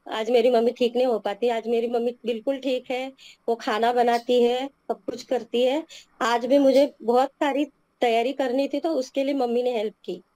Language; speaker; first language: Hindi; non-native, local second language; Telugu